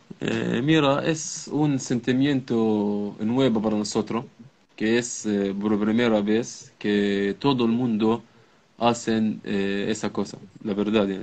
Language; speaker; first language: Spanish; non-native, learner; Arabic